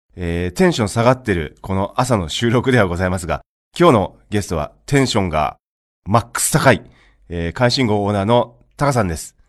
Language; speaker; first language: Japanese; native; Japanese